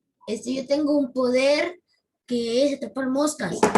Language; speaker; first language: Spanish; native; Spanish